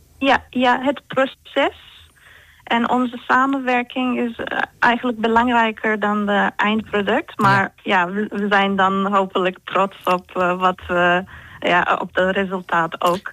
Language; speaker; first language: Dutch; non-native, fluent; Turkish